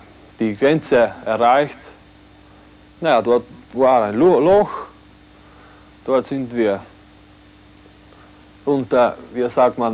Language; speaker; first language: German; non-native, learner; Hungarian